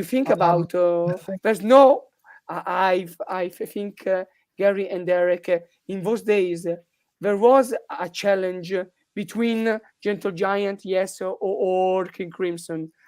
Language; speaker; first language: English; non-native, learner; Italian